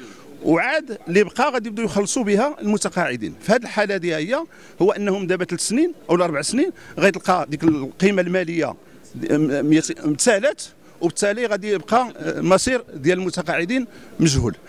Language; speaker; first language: Arabic; native; Arabic